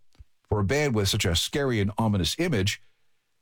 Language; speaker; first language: English; native; English